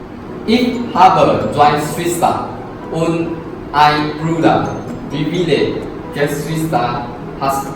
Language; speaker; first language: German; non-native, learner; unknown